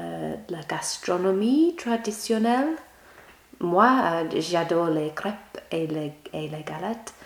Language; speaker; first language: French; non-native, learner; English